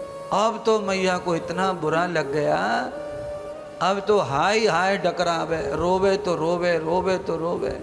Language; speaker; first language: Hindi; native; Hindi